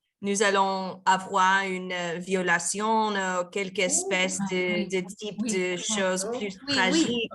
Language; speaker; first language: French; non-native, learner; Spanish